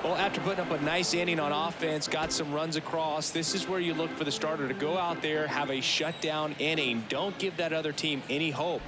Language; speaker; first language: English; native; English